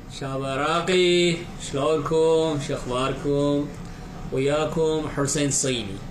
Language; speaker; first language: Arabic; non-native, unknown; Chinese